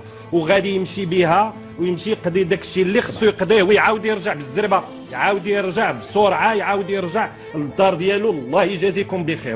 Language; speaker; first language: Arabic; native; Arabic